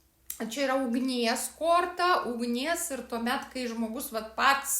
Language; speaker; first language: Lithuanian; native; Lithuanian